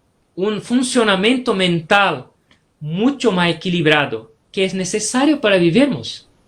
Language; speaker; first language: Spanish; non-native, fluent; Portuguese